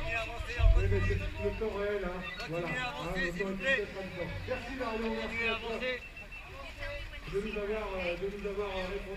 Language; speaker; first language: French; native; French